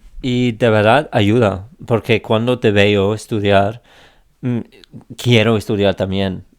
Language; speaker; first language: Spanish; non-native, fluent; English